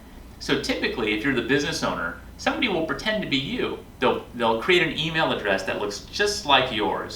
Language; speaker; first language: English; native; English